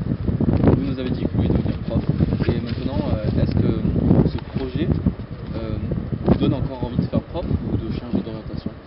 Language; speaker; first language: French; native; French